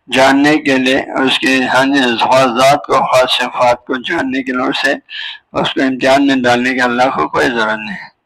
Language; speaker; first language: Urdu; non-native, local second language; Balti